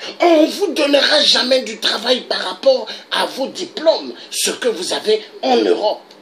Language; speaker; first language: French; non-native, local second language; Lingala